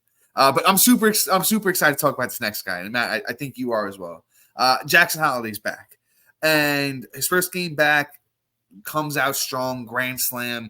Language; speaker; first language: English; native; English